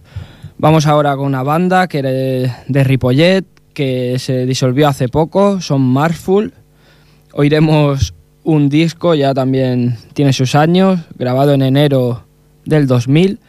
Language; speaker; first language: Spanish; native; Spanish